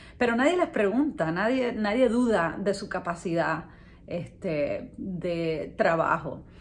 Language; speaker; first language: Spanish; native; Spanish